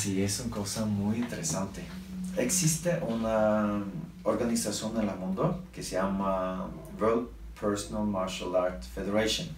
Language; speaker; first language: Spanish; non-native, learner; Norwegian